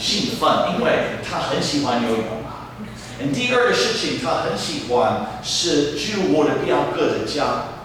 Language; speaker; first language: Chinese; non-native, fluent; English